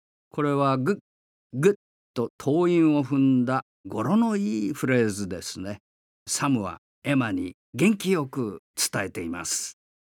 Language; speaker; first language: Japanese; native; Japanese